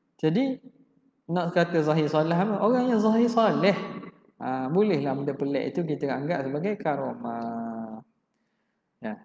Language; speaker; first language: Malay; native; Malay